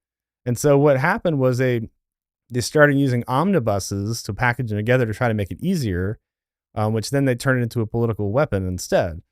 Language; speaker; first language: English; native; English